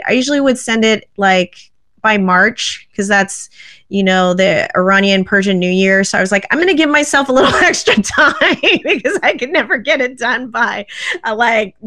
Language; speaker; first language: English; native; English